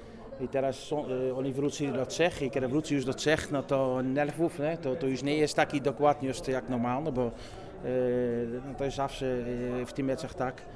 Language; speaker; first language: Polish; non-native, fluent; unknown